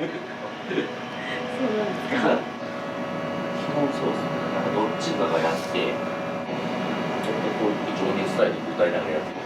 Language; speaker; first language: Japanese; native; Japanese